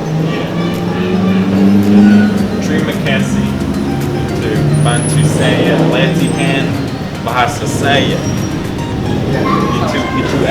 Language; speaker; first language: Indonesian; non-native, local second language; English